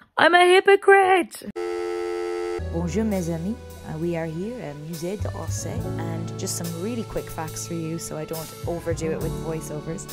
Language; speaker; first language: English; native; English